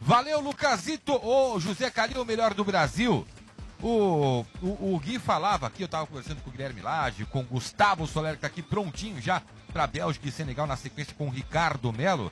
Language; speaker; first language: Portuguese; native; Portuguese